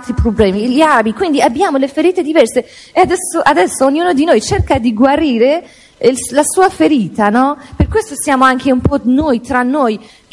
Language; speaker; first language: Italian; non-native, fluent; Persian